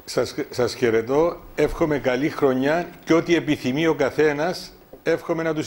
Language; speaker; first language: Greek; native; Greek